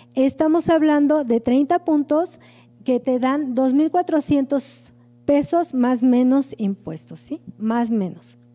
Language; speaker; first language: Spanish; native; Spanish